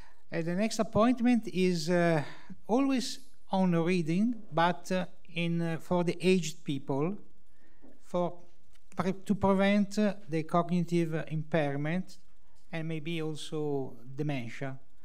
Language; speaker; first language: English; non-native, fluent; Italian